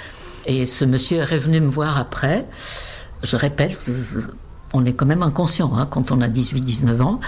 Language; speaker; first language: French; non-native, fluent; Czech